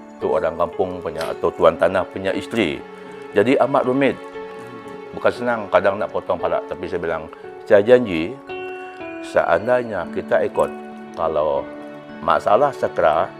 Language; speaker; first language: Malay; non-native, local second language; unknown